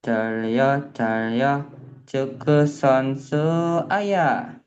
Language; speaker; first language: Korean; non-native, learner; Indonesian